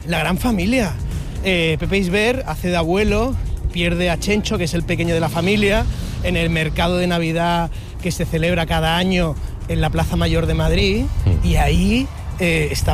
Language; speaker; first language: Spanish; native; Spanish